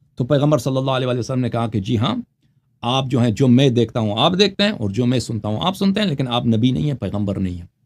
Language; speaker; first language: Urdu; non-native, fluent; Persian